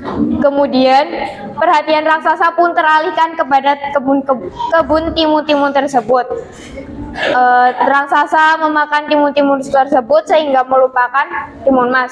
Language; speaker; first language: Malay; non-native, local second language; Javanese